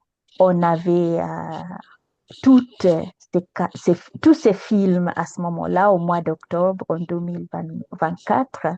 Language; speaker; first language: French; non-native, fluent; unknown